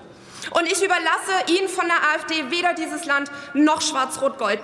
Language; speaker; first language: German; early bilingual, other home language; Arabic